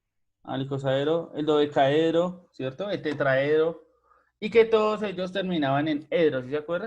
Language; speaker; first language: Spanish; native; Spanish